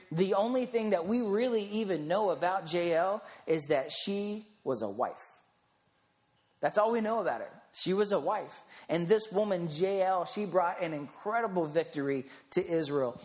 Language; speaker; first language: English; native; English